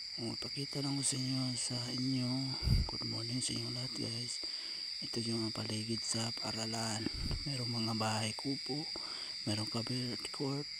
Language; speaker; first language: Filipino; non-native, local second language; Cebuano